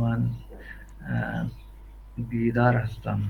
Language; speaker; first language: Persian; non-native, learner; Urdu